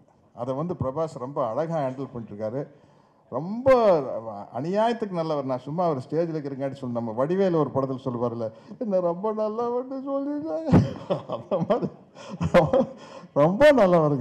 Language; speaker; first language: Tamil; native; Tamil